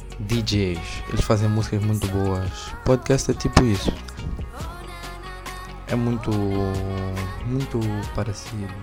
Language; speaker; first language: Portuguese; early bilingual, heritage; Portuguese